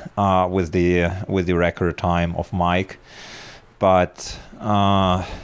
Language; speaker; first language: English; non-native, fluent; German